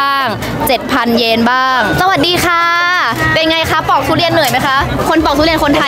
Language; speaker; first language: Thai; native; Thai